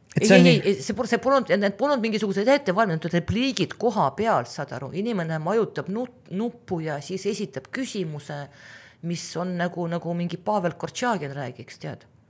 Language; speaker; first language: Estonian; non-native, local second language; Russian